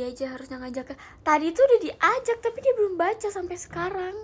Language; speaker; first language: Indonesian; native; Indonesian